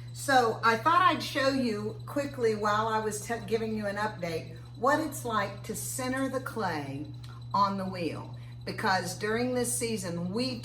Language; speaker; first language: English; native; English